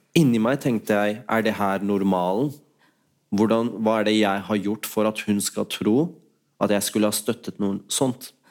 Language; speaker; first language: Norwegian; early bilingual, other home language; Urdu